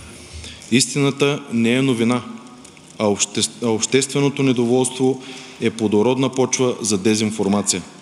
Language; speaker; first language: Bulgarian; native; Bulgarian